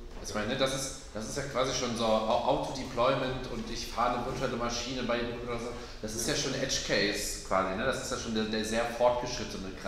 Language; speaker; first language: German; native; German